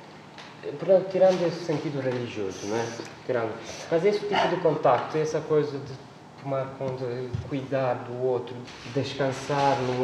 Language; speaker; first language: Portuguese; non-native, fluent; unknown